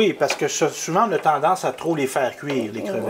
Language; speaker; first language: French; native; French